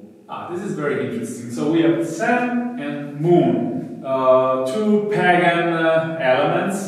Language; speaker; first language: English; non-native, fluent; Italian